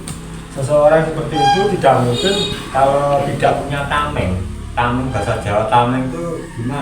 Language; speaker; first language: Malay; non-native, local second language; Javanese